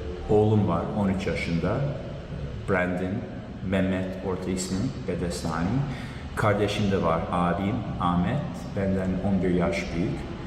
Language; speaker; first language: Turkish; early bilingual, heritage; Turkish